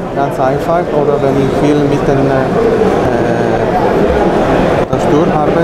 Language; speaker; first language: German; non-native, learner; Italian